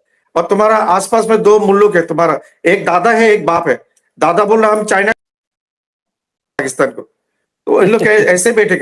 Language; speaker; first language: Hindi; non-native, learner; Bangla